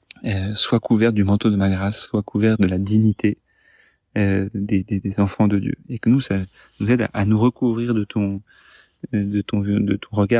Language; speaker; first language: French; native; French